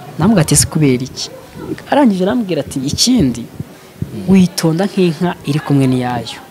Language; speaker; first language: Kinyarwanda; native; Kinyarwanda